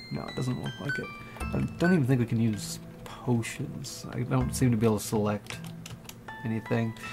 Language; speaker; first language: English; native; English